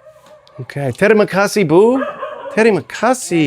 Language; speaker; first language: Indonesian; non-native, learner; English